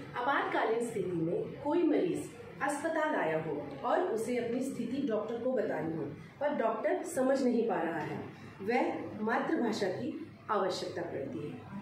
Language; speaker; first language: Hindi; non-native, local second language; Dogri